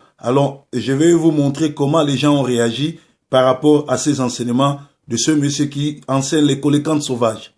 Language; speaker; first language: French; non-native, local second language; Lingala